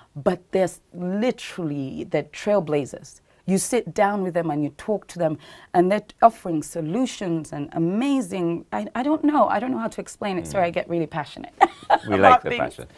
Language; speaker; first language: English; non-native, local second language; Ganda